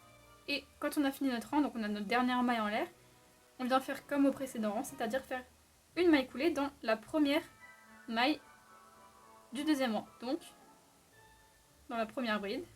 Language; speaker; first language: French; native; French